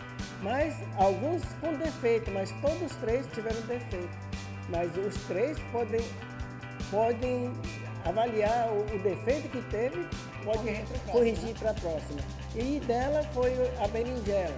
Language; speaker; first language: Portuguese; non-native, fluent; Japanese